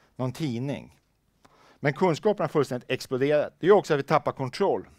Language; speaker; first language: Swedish; native; Swedish